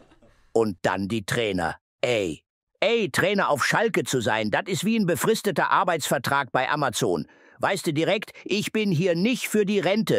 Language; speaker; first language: German; native; German